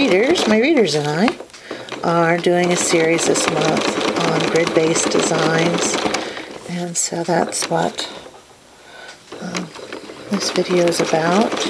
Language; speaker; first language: English; native; English